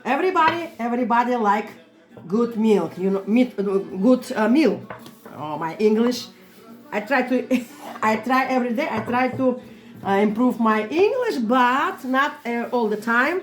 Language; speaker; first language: English; non-native, learner; Russian